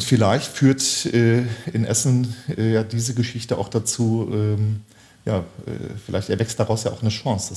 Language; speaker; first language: German; early bilingual, other home language; Turkish